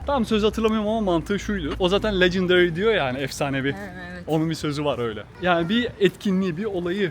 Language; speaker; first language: Turkish; native; Turkish